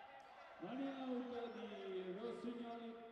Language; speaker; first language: Italian; native; Italian